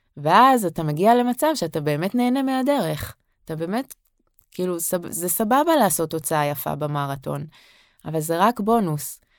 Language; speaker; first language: Hebrew; native; Hebrew